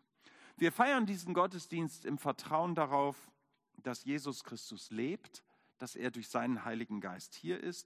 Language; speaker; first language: German; native; German